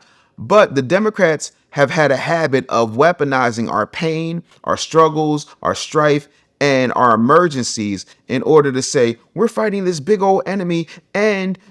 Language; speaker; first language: English; native; English